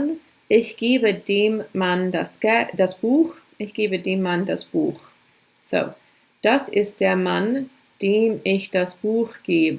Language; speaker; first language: German; non-native, fluent; English